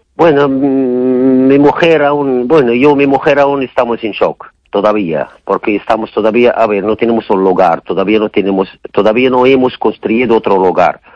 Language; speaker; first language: Spanish; non-native, fluent; Arabic